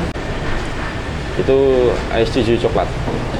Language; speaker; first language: Indonesian; native; Indonesian